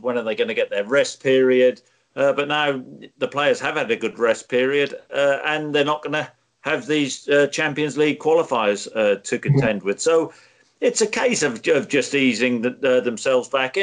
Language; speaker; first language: English; native; English